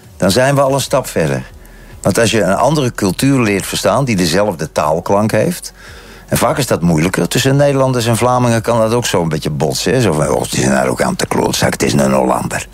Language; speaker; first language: Dutch; native; Dutch